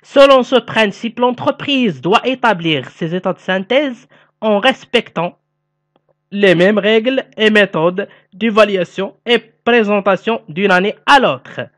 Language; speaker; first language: French; non-native, local second language; Arabic